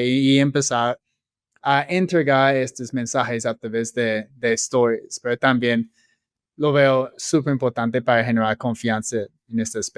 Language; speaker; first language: Spanish; non-native, fluent; English